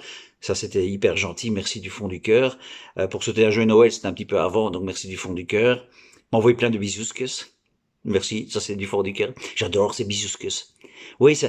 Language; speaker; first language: French; native; French